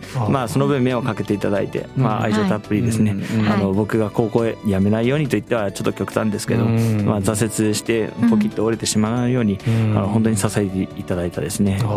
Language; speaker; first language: Japanese; native; Japanese